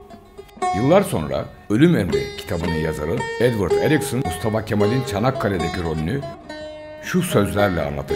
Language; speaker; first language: Turkish; native; Turkish